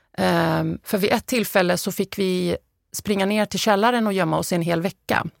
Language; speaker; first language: Swedish; early bilingual, other home language; Arabic